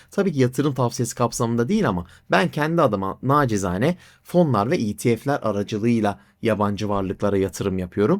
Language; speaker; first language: Turkish; native; Turkish